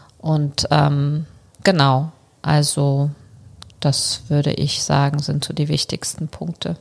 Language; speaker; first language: German; early bilingual, other home language; Bulgarian